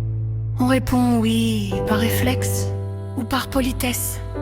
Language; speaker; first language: French; native; French